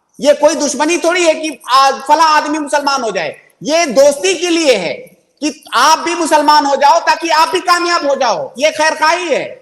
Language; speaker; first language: Urdu; native; Urdu